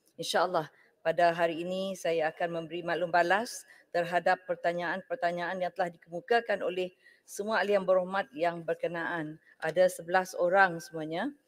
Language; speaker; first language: Malay; native; Malay